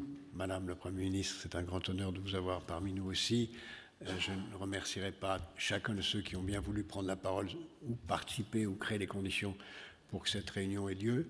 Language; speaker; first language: French; native; French